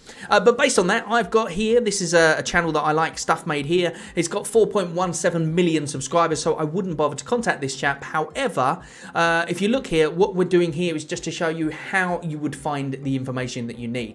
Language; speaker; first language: English; native; English